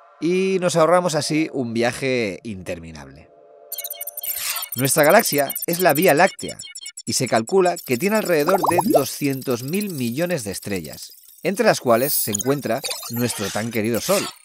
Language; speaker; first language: Spanish; native; Spanish